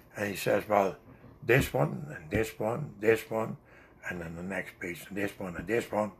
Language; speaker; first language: English; non-native, fluent; Dutch